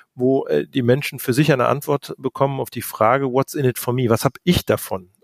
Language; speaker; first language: German; native; German